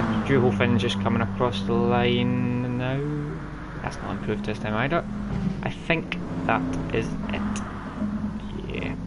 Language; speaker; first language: English; native; English